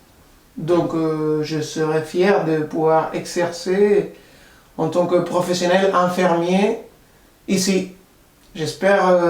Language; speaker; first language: French; non-native, fluent; Spanish